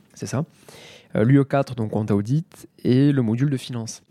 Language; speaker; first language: French; native; French